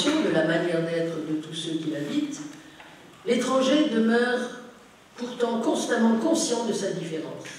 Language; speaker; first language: French; native; French